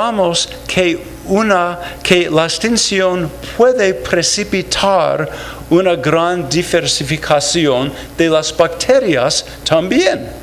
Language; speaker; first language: Spanish; non-native, fluent; English